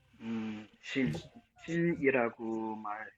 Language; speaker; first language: Korean; non-native, learner; Chinese